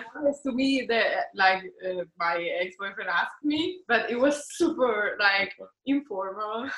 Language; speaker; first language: English; non-native, fluent; Spanish